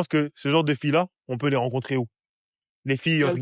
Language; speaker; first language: French; native; French